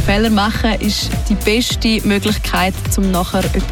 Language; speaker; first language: German; native; German